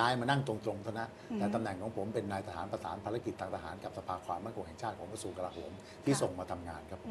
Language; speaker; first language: Thai; native; Thai